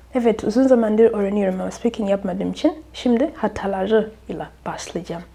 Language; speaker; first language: Turkish; non-native, fluent; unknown